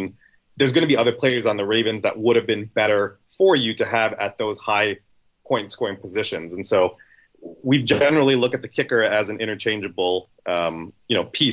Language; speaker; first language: English; native; English